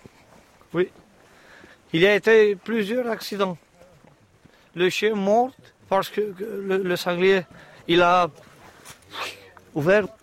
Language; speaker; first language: French; non-native, learner; Romanian